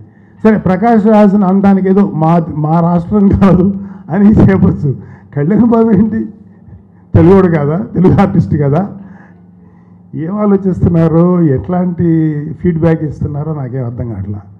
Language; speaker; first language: Telugu; native; Telugu